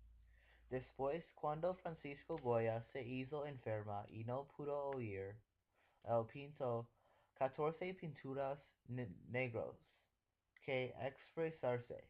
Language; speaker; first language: Spanish; non-native, learner; English